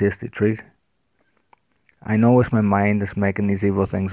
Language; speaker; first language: English; native; English